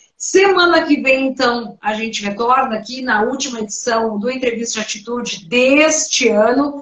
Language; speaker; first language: Portuguese; native; Portuguese